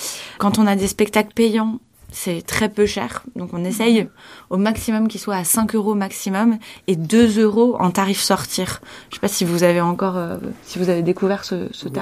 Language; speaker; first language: French; native; French